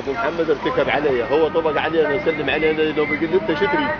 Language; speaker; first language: Arabic; native; Arabic